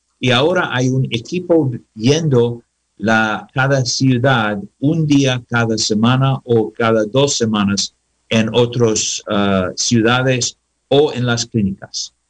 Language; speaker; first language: Spanish; non-native, learner; English